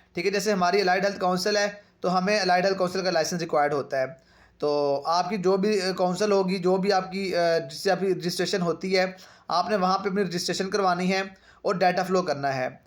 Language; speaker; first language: Urdu; non-native, local second language; Punjabi